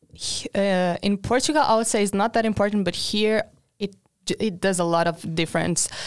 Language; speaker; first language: English; non-native, fluent; Portuguese